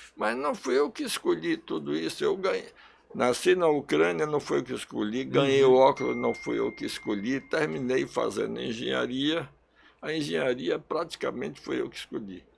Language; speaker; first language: Portuguese; early bilingual, other home language; Russian